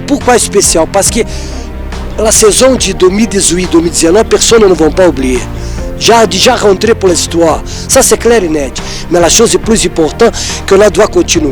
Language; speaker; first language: French; non-native, fluent; Portuguese